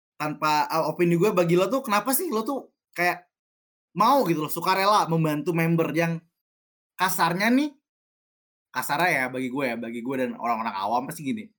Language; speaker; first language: Indonesian; native; Indonesian